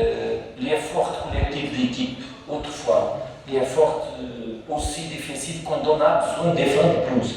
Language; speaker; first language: French; non-native, fluent; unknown